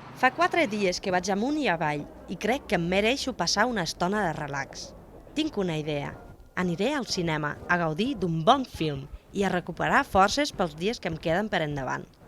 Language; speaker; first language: Catalan; non-native, fluent; German